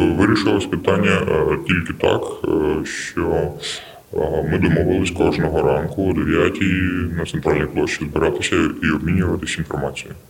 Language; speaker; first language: Ukrainian; non-native, local second language; Russian